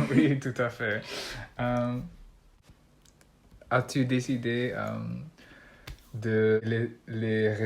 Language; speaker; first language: French; non-native, learner; Dutch